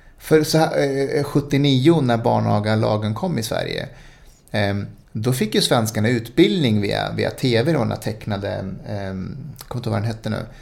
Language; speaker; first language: Swedish; early bilingual, other home language; Spanish